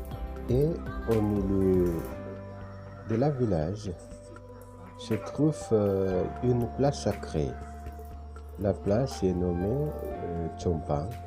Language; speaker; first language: French; non-native, fluent; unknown